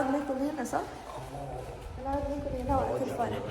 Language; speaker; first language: Arabic; native; Arabic